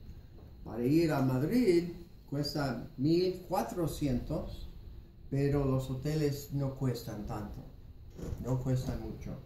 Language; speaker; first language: Spanish; non-native, fluent; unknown